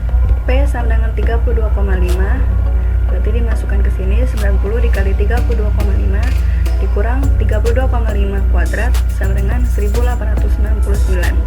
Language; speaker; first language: Indonesian; native; Indonesian